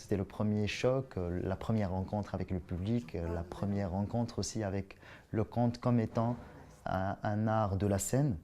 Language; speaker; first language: French; non-native, local second language; Arabic